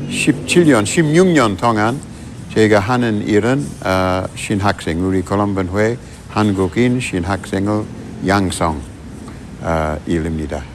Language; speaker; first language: Korean; non-native, fluent; English